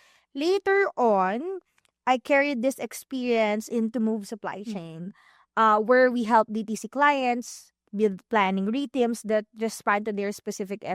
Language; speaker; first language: English; non-native, local second language; Filipino